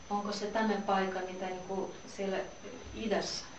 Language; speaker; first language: Finnish; non-native, learner; Russian